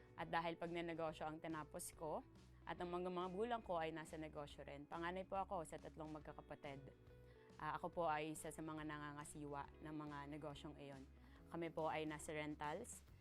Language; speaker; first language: Filipino; native; Filipino